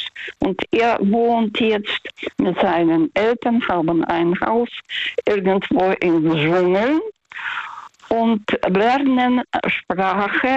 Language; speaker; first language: German; non-native, learner; Russian